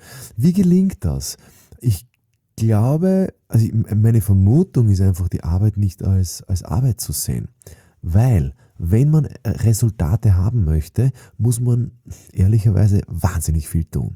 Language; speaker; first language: German; native; German